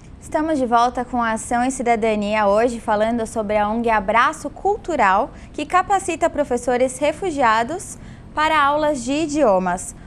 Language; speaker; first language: Portuguese; native; Portuguese